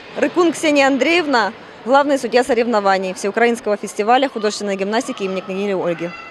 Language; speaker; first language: Russian; native; Russian